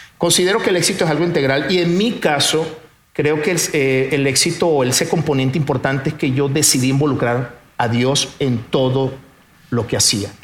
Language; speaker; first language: Spanish; early bilingual, other home language; Portuguese